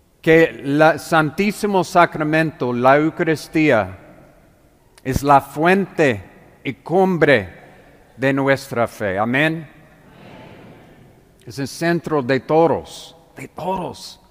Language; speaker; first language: Spanish; non-native, fluent; English